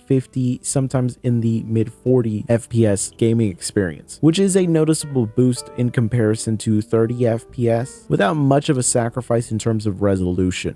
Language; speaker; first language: English; native; English